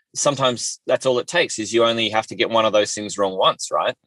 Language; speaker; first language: English; native; English